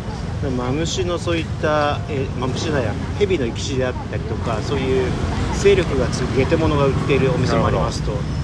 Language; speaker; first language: Japanese; native; Japanese